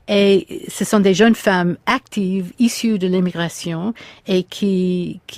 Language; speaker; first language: French; non-native, fluent; English